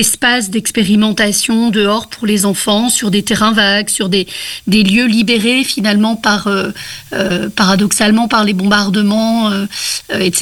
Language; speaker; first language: French; native; French